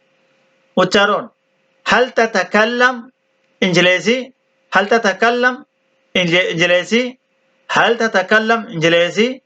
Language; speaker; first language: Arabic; non-native, fluent; Bangla